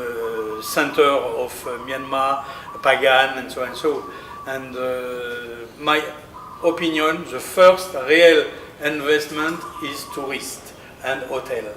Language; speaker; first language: English; non-native, learner; French